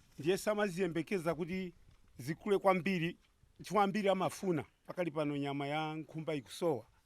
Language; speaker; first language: Nyanja; non-native, local second language; Tumbuka